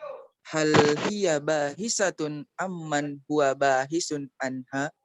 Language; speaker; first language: Arabic; non-native, learner; Indonesian